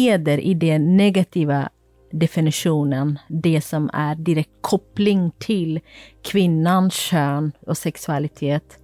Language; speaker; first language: Swedish; non-native, fluent; Kurdish